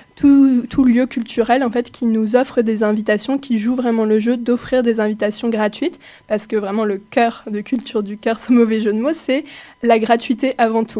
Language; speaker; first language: French; native; French